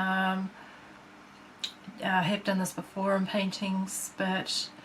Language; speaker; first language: English; native; English